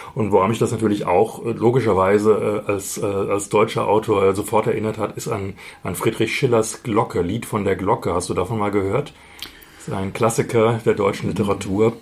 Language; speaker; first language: German; native; German